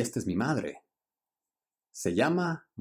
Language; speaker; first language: Spanish; early bilingual, heritage; Spanish